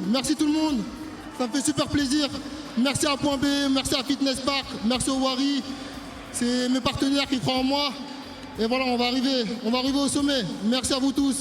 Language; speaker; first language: French; native; French